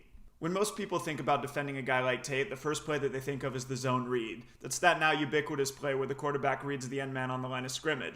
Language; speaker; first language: English; native; English